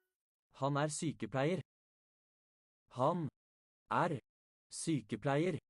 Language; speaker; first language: Norwegian; non-native, learner; English